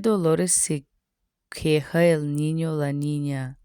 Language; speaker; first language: Spanish; non-native, learner; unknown